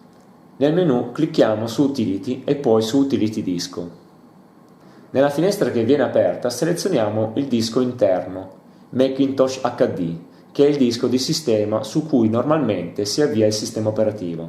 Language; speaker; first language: Italian; native; Italian